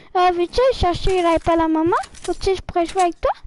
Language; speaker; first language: French; native; French